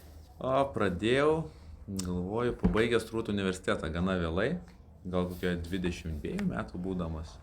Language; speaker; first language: Lithuanian; native; Lithuanian